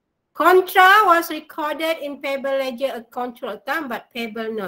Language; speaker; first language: English; non-native, local second language; Malay